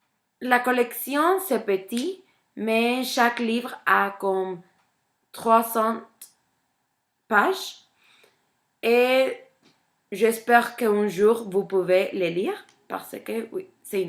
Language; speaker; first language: French; non-native, learner; Spanish